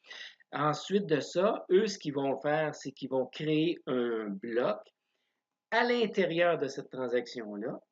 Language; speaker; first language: French; native; French